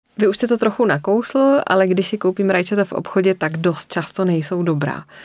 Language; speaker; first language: Czech; native; Czech